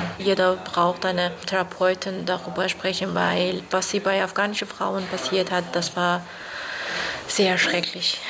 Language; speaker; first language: German; non-native, learner; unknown